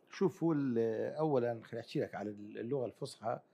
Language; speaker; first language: Arabic; early bilingual, other home language; Kurdish